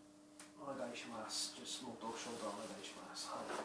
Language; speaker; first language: Japanese; non-native, learner; English